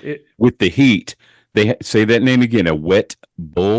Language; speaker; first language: English; native; English